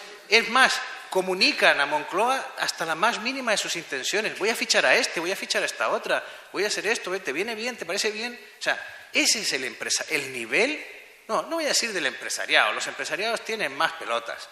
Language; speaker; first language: Spanish; native; Spanish